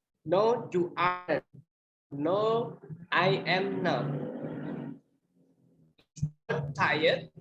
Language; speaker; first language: English; non-native, learner; Indonesian